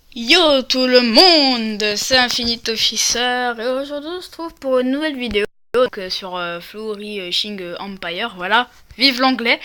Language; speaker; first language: French; native; French